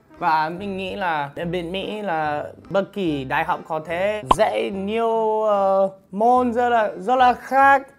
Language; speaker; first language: Vietnamese; non-native, fluent; English